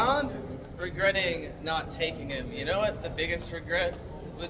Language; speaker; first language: English; native; English